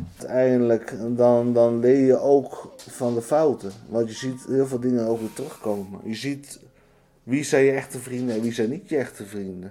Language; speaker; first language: Dutch; native; Dutch